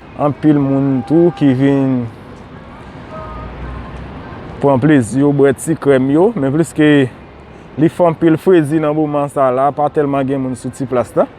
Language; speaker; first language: French; non-native, learner; Haitian Creole